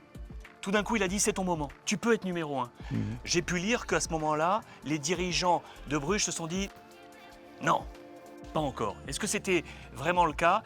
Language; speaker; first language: French; native; French